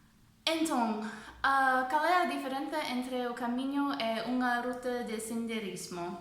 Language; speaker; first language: Portuguese; non-native, fluent; English